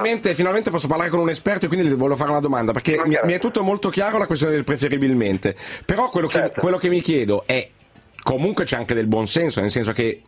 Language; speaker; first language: Italian; native; Italian